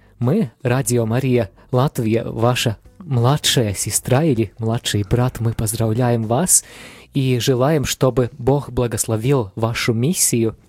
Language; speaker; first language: Russian; non-native, fluent; Latvian